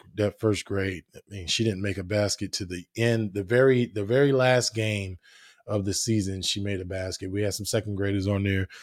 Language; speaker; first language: English; native; English